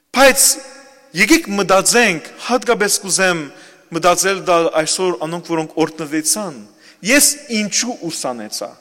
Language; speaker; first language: Armenian; native; Armenian